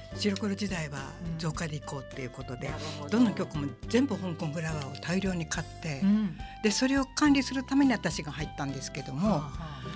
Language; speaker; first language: Japanese; native; Japanese